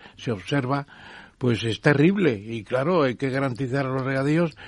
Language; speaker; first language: Spanish; native; Spanish